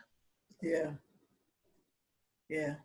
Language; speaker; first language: English; native; English